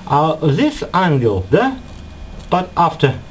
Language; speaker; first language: English; non-native, learner; Russian